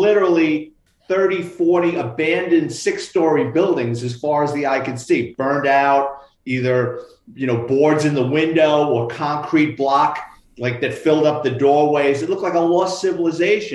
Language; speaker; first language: English; native; English